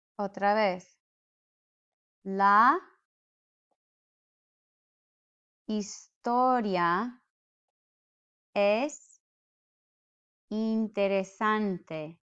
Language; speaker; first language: Spanish; non-native, fluent; English